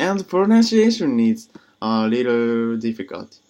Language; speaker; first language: English; non-native, learner; Japanese